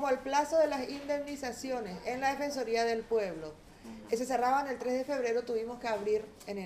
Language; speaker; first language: Spanish; native; Spanish